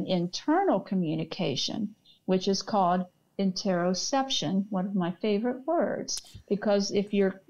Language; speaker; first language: English; native; English